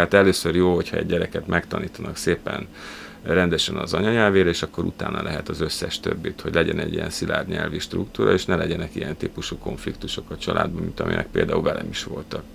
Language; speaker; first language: Hungarian; early bilingual, other home language; Russian